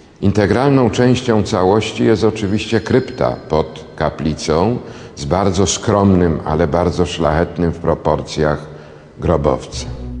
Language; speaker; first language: Polish; native; Polish